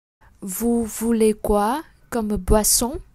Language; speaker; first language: French; non-native, fluent; Vietnamese